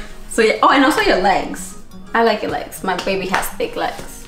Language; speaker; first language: English; early bilingual, other home language; Spanish